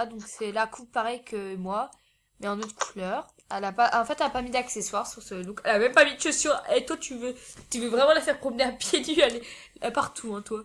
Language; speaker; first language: French; native; French